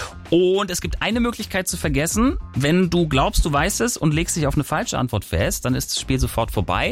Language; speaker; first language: German; native; German